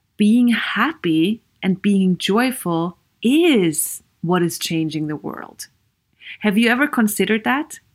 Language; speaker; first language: English; non-native, fluent; German